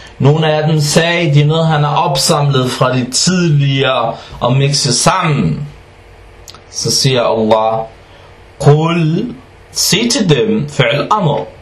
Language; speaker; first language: Danish; non-native, fluent; Arabic